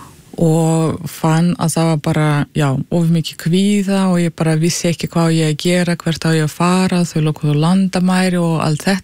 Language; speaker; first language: Icelandic; non-native, fluent; Russian